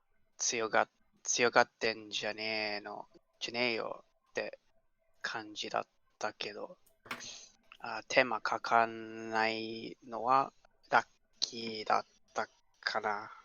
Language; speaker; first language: Japanese; non-native, learner; English